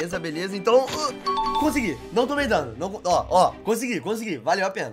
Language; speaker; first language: Portuguese; native; Portuguese